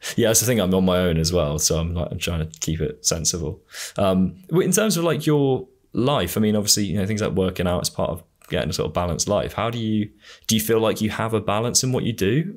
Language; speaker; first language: English; native; English